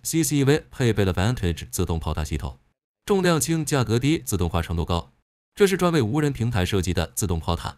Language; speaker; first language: Chinese; native; Chinese